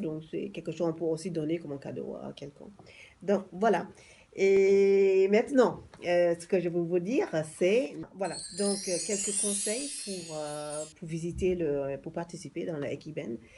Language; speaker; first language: French; non-native, fluent; English